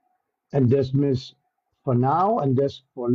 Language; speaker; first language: English; native; English